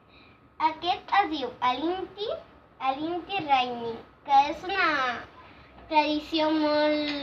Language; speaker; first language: Catalan; early bilingual, other home language; Spanish